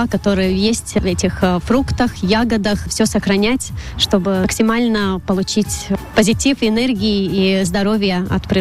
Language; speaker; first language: Russian; non-native, local second language; Latvian